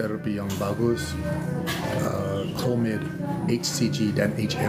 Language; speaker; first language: Indonesian; non-native, learner; English